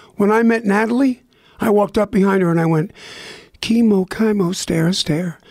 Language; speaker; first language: English; native; English